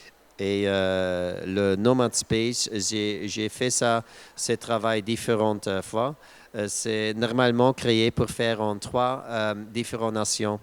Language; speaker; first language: French; non-native, local second language; Dutch